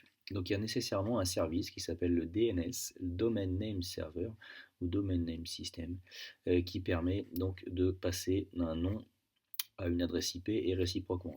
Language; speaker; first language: French; native; French